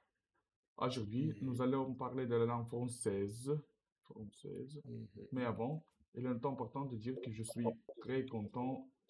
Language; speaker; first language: French; non-native, learner; Russian